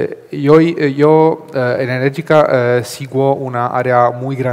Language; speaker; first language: Spanish; non-native, learner; Italian